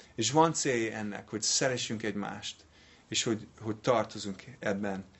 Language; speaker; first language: Hungarian; non-native, fluent; English